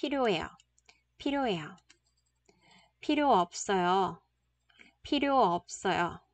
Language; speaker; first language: Korean; non-native, fluent; Vietnamese